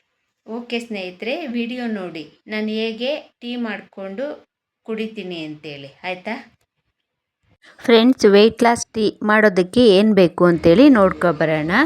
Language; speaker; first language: Kannada; native; Kannada